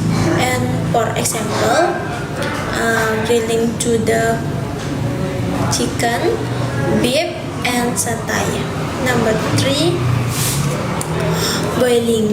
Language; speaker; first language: English; non-native, learner; Indonesian